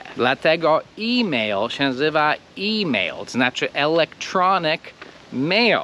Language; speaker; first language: Polish; non-native, fluent; English